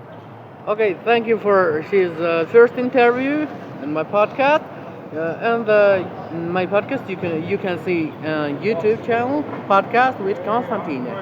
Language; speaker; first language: English; non-native, learner; Georgian